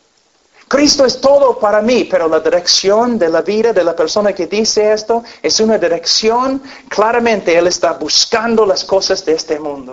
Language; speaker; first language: Spanish; non-native, fluent; English